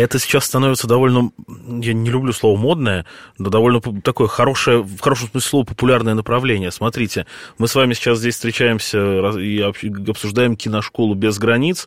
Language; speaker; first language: Russian; native; Russian